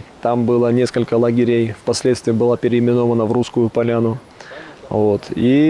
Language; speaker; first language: Russian; native; Russian